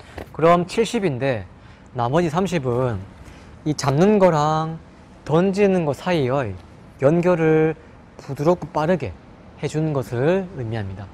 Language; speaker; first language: Korean; native; Korean